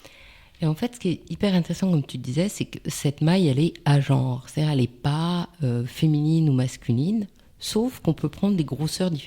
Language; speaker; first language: French; native; French